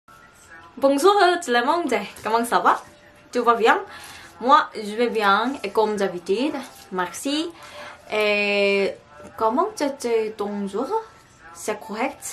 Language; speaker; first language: French; non-native, learner; Korean